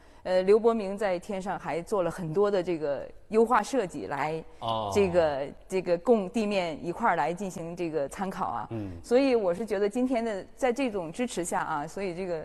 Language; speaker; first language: Chinese; native; Chinese